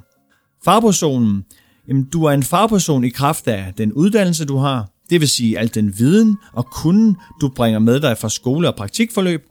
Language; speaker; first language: Danish; native; Danish